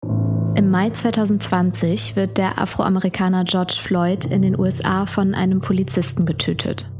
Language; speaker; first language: German; native; German